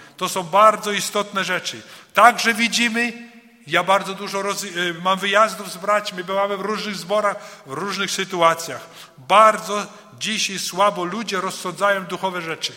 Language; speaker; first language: Polish; early bilingual, heritage; Polish